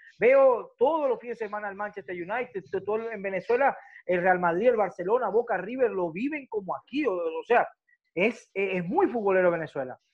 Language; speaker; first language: Spanish; native; Spanish